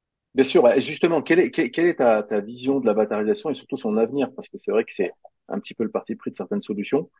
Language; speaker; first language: French; native; French